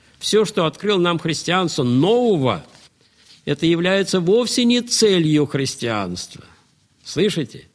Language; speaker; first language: Russian; native; Russian